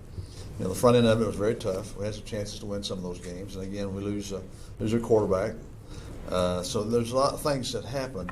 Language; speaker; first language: English; native; English